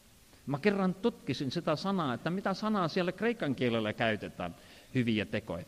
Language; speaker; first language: Finnish; non-native, fluent; Estonian